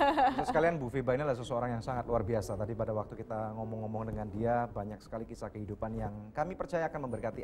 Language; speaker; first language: Indonesian; native; Indonesian